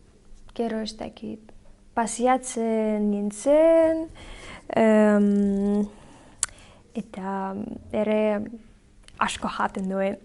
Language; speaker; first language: Basque; non-native, learner; Belarusian